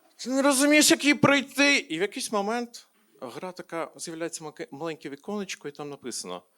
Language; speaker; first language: Ukrainian; non-native, local second language; Russian